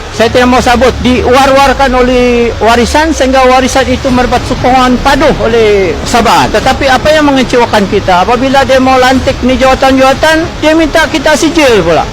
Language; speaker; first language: Malay; non-native, local second language; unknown